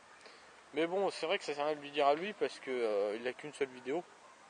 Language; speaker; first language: French; native; French